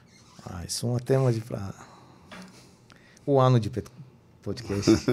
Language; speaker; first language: Portuguese; non-native, fluent; Hebrew